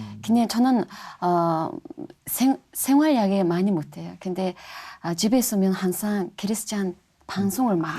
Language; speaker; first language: Korean; non-native, fluent; Mongolian